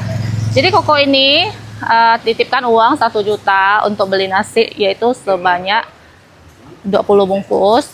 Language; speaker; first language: Indonesian; native; Indonesian